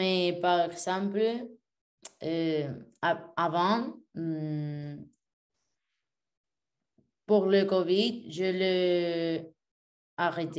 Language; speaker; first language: French; non-native, learner; Spanish